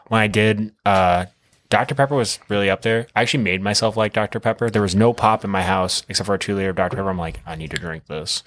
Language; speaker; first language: English; native; English